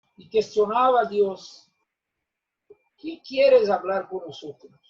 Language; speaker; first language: Spanish; non-native, learner; Portuguese